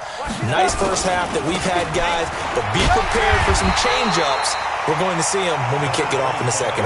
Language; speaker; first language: English; native; English